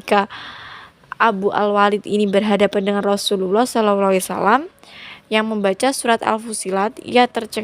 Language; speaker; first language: Indonesian; native; Indonesian